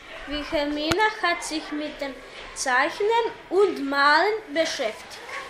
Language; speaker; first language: German; non-native, fluent; Serbian